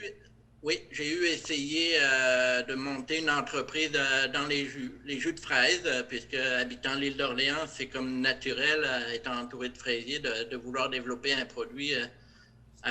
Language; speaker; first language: French; native; French